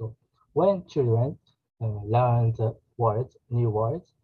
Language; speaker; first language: English; non-native, learner; Japanese